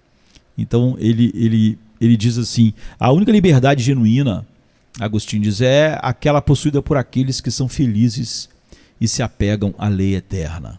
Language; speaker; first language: Portuguese; native; Portuguese